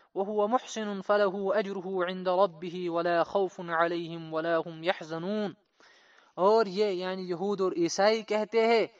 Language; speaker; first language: Urdu; non-native, local second language; Kashmiri